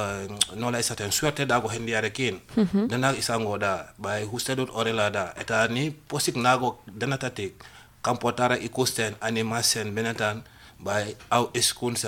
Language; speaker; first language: Basque; non-native, learner; Wolof